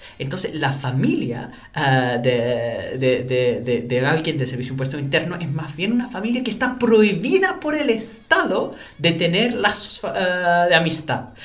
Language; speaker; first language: Spanish; non-native, fluent; English